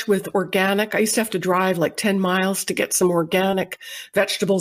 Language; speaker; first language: English; native; English